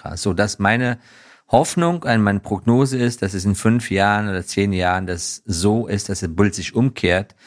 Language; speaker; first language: German; non-native, fluent; Persian